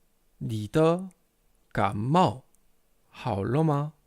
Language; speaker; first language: Chinese; non-native, fluent; Korean